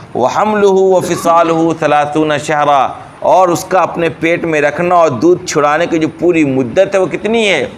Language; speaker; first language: Urdu; native; Urdu